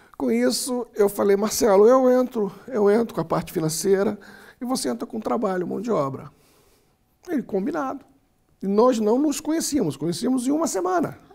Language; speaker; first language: Portuguese; native; Portuguese